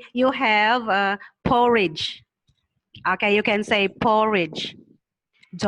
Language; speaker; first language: English; non-native, learner; Thai